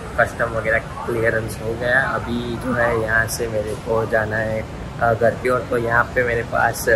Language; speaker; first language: Hindi; non-native, local second language; Gujarati